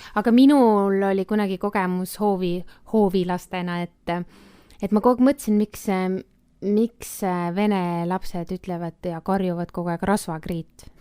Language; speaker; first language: Estonian; native; Estonian